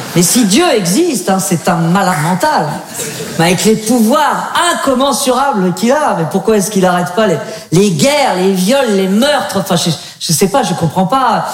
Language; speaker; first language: French; native; French